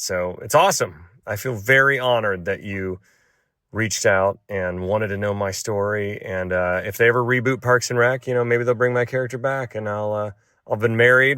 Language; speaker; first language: English; native; English